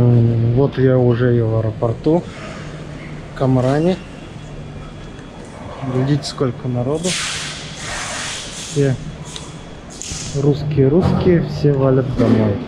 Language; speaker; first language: Russian; native; Russian